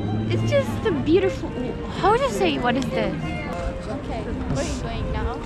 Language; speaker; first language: English; non-native, learner; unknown